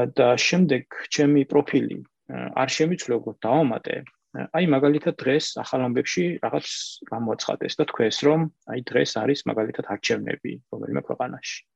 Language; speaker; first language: Georgian; native; Georgian